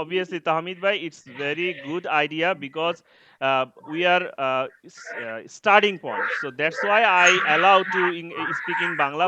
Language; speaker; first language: English; non-native, learner; Bangla